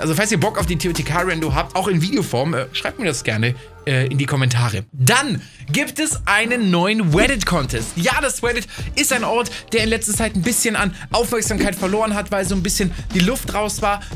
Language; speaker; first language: German; native; German